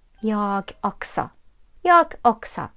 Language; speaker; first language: Swedish; non-native, fluent; Ukrainian